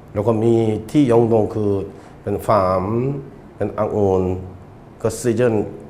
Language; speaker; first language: Thai; non-native, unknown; Korean